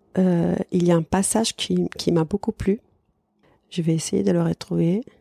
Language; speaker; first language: French; non-native, fluent; Italian